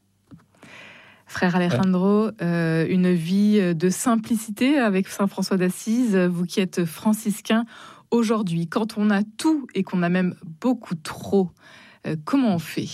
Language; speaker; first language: French; native; French